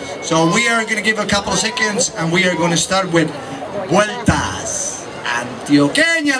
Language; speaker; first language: English; non-native, fluent; Spanish